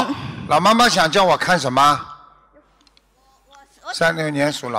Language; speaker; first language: Chinese; native; Chinese